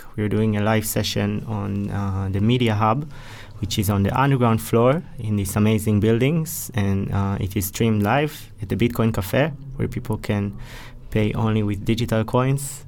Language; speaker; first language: English; non-native, fluent; Hebrew